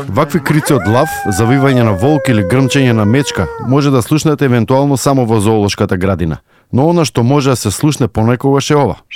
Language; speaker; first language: Macedonian; native; Macedonian